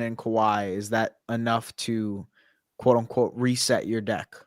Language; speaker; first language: English; native; English